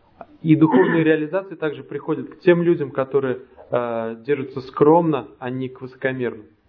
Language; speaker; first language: Russian; native; Russian